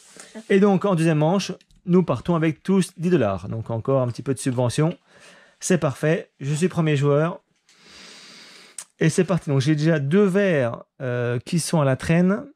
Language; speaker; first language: French; native; French